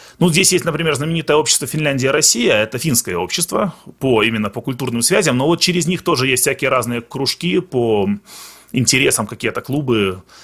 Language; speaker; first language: Russian; early bilingual, other home language; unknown